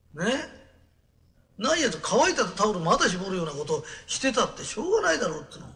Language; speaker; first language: Japanese; native; Japanese